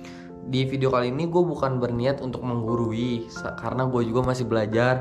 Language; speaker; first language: Indonesian; native; Indonesian